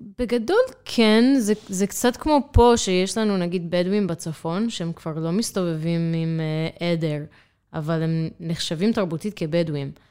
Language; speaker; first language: Hebrew; non-native, fluent; English